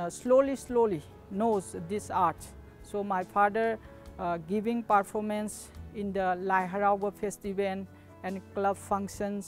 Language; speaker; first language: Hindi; non-native, local second language; Manipuri